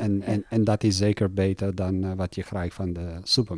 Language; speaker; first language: Dutch; non-native, learner; Italian